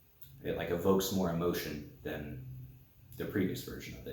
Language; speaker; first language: English; native; English